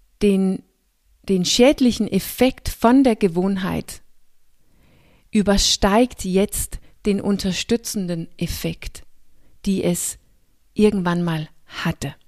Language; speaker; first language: German; non-native, fluent; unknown